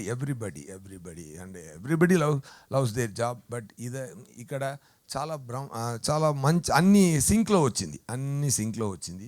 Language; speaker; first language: Telugu; non-native, learner; Tamil